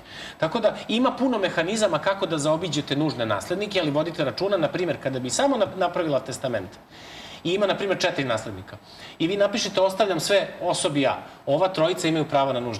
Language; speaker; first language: Serbian; native; Serbian